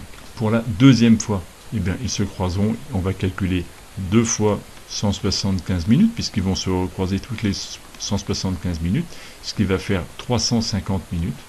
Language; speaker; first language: French; native; French